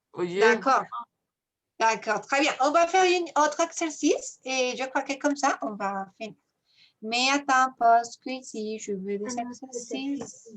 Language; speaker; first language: French; non-native, fluent; Spanish